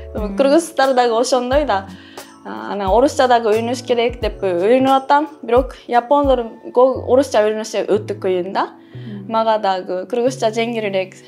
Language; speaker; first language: Kyrgyz; non-native, fluent; Japanese